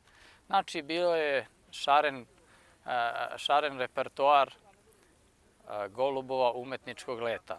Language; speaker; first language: Bosnian; native; Bosnian